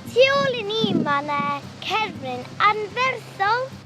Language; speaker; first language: Welsh; non-native, local second language; English